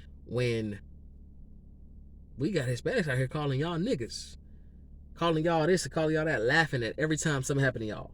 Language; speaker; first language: English; native; English